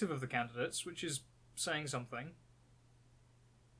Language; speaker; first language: English; native; English